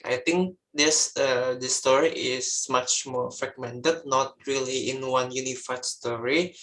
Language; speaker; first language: English; non-native, learner; Indonesian